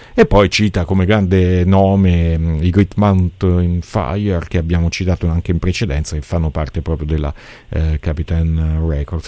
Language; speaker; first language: Italian; native; Italian